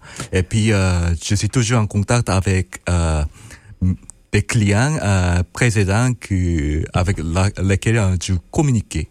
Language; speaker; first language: French; non-native, fluent; Korean